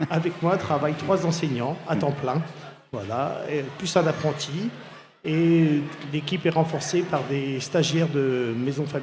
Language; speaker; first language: French; native; French